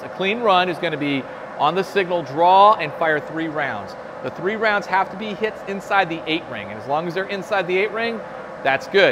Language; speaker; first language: English; native; English